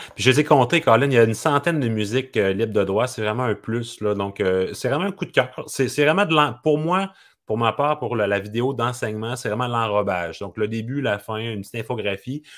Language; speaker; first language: French; native; French